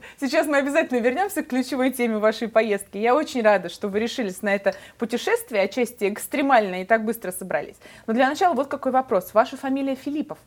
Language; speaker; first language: Russian; native; Russian